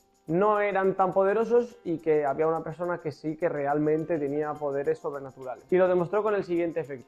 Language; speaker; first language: Spanish; native; Spanish